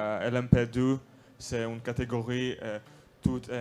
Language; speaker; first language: French; non-native, learner; Russian